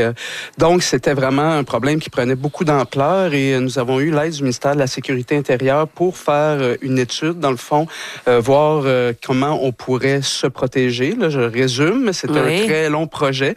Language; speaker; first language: French; native; French